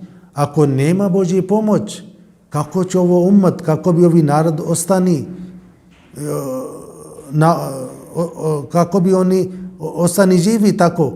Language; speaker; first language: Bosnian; non-native, learner; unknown